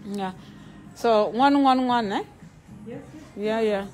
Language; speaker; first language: English; non-native, learner; French